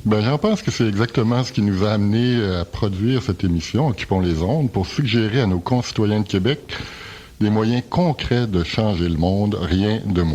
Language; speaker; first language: French; native; French